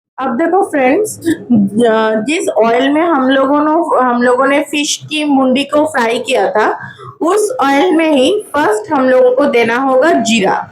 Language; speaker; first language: Hindi; non-native, local second language; Bangla